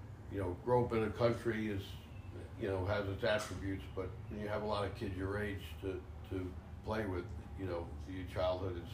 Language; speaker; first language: English; native; English